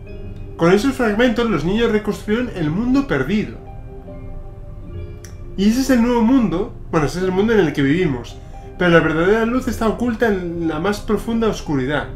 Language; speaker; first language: Spanish; native; Spanish